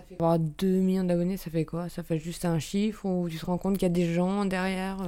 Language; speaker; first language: French; native; French